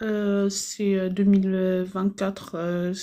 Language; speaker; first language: French; non-native, fluent; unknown